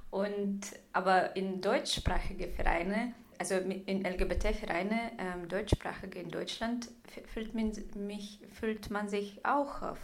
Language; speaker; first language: German; non-native, fluent; Russian